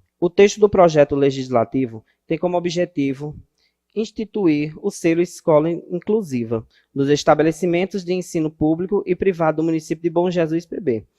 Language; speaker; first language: Portuguese; native; Portuguese